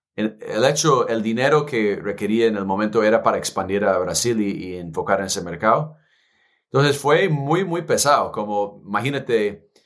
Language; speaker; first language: Spanish; non-native, fluent; English